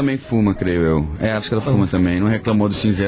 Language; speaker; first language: Portuguese; native; Portuguese